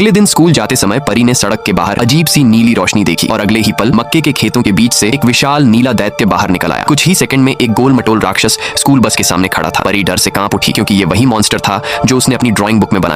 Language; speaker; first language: Hindi; native; Hindi